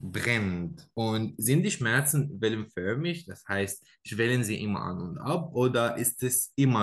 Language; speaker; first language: German; non-native, learner; Arabic